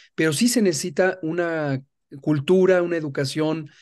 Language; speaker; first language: Spanish; native; Spanish